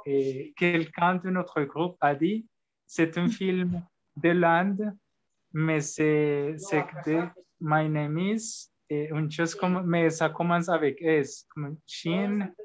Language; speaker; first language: French; non-native, learner; Spanish